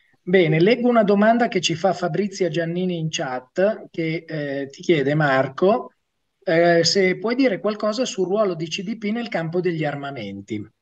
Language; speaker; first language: Italian; native; Italian